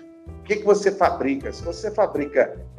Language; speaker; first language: Portuguese; native; Portuguese